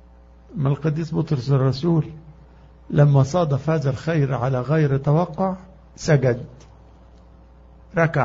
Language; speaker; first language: Arabic; native; Arabic